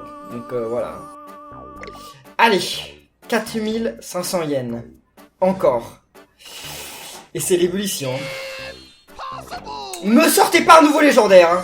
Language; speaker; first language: French; native; French